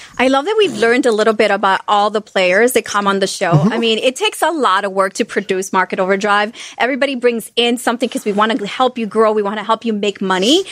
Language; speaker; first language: English; non-native, fluent; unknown